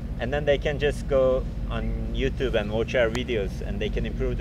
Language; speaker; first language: English; non-native, fluent; Turkish